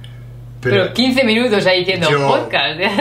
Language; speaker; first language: Spanish; native; Spanish